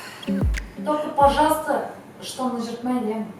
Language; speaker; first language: Russian; non-native, local second language; Tatar